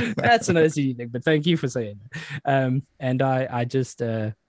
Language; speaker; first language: English; native; English